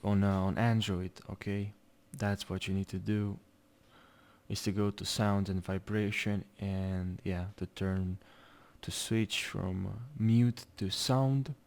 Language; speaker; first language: English; non-native, fluent; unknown